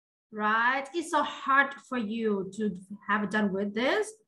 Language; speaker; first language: English; non-native, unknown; Vietnamese